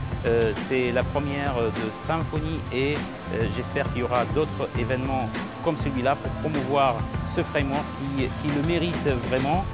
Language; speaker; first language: French; non-native, local second language; Arabic